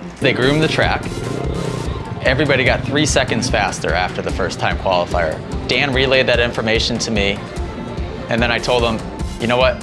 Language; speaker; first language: English; native; English